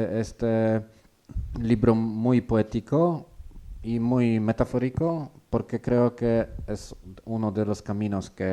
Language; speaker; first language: Spanish; non-native, learner; Polish